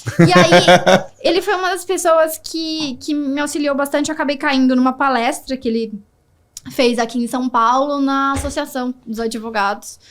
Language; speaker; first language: Portuguese; native; Portuguese